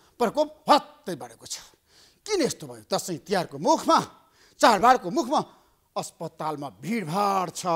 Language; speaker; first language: Nepali; native; Nepali